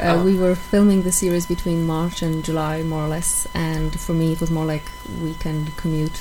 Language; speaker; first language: English; non-native, fluent; Polish